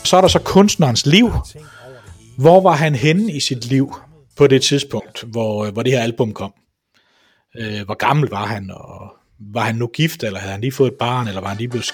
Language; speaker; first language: Danish; native; Danish